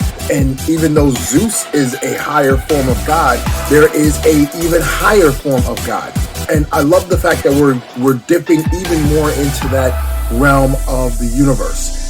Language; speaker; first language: English; native; English